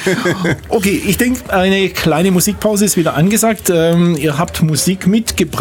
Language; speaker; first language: German; native; German